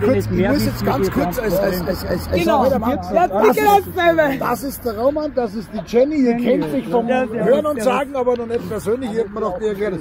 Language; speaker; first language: German; native; German